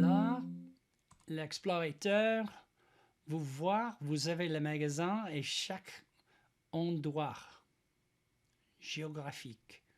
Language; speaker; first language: French; non-native, learner; English